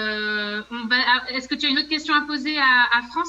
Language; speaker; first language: French; native; French